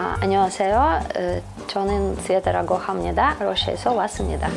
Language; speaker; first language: Korean; non-native, fluent; Russian